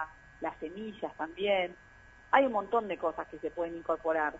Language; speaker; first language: Spanish; native; Spanish